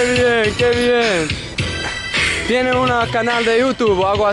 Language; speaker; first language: Spanish; non-native, learner; English